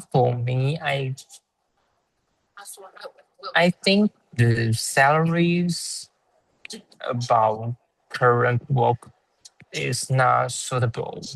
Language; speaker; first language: English; non-native, learner; Chinese